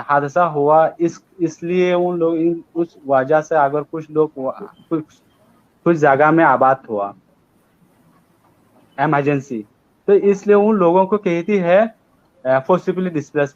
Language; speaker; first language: Hindi; non-native, learner; Rohingya